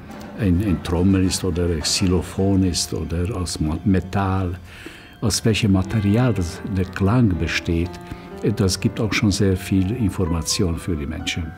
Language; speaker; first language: German; non-native, fluent; Hungarian